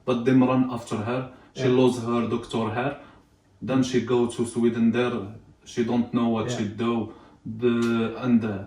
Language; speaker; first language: English; non-native, learner; Arabic